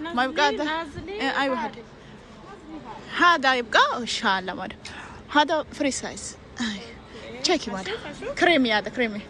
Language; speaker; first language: Arabic; non-native, learner; Amharic